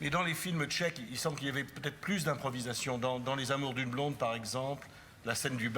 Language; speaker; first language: French; native; French